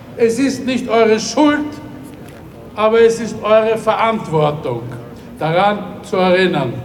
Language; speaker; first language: German; native; German